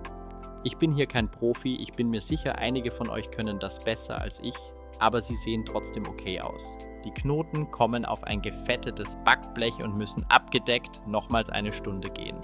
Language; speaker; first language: German; native; German